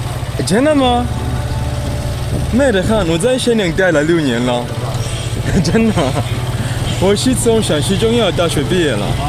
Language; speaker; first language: Chinese; non-native, fluent; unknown